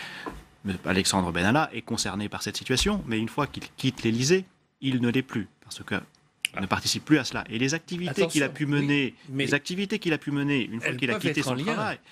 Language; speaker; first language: French; native; French